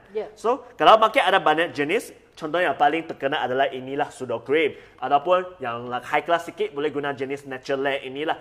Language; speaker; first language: Malay; non-native, local second language; Chinese